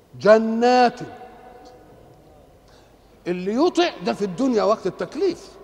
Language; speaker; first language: Arabic; native; Arabic